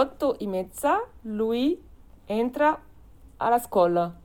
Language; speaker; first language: Italian; non-native, learner; French